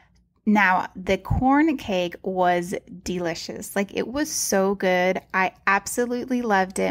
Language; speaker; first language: English; native; English